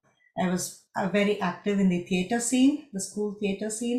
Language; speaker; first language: English; non-native, local second language; Tamil